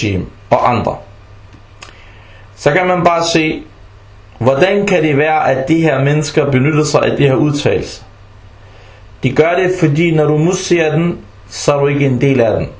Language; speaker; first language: Danish; early bilingual, other home language; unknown